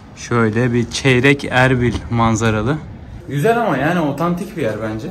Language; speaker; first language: Turkish; native; Turkish